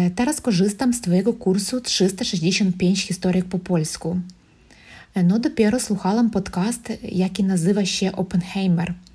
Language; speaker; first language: Polish; non-native, learner; Russian